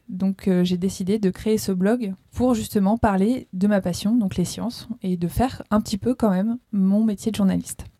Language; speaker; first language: French; native; French